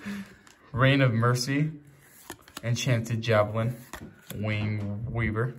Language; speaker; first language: English; native; English